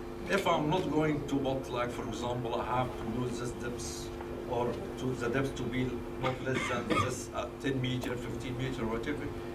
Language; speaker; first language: English; non-native, fluent; Arabic